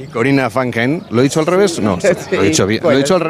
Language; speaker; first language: Spanish; native; Spanish